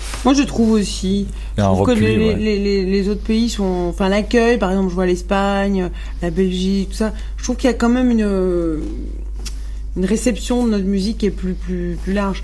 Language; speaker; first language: French; non-native, local second language; Arabic